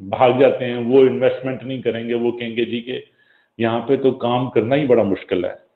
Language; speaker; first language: Urdu; native; Urdu